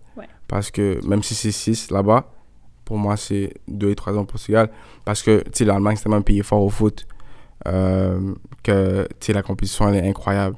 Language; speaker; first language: French; native; French